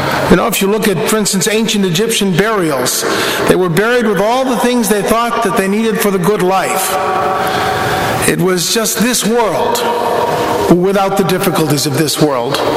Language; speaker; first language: English; native; English